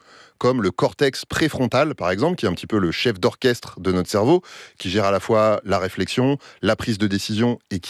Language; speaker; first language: French; native; French